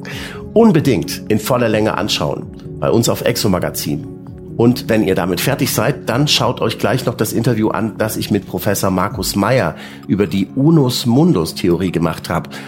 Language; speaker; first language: German; native; German